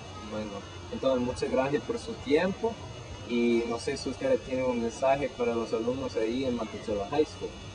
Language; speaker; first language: Spanish; non-native, fluent; English